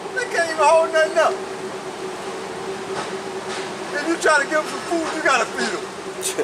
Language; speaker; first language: English; native; English